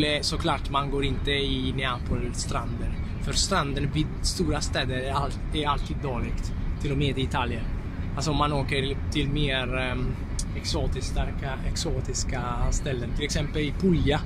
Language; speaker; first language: Swedish; non-native, fluent; Italian